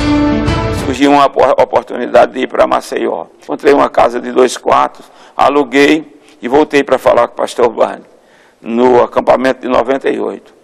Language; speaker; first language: Portuguese; non-native, fluent; English